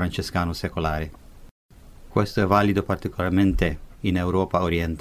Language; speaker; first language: Italian; non-native, fluent; Hungarian